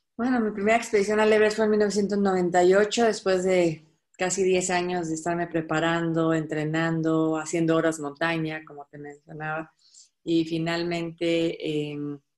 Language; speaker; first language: Spanish; native; Spanish